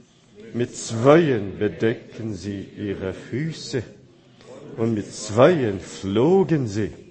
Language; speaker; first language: German; non-native, fluent; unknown